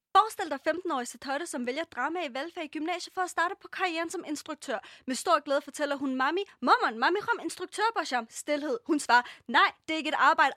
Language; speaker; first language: Danish; early bilingual, other home language; Persian